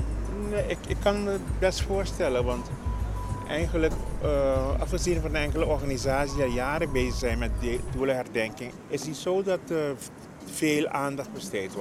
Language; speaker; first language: Dutch; non-native, local second language; Papiamento